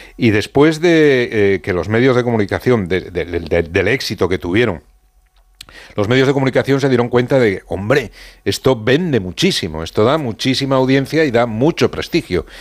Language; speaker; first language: Spanish; native; Spanish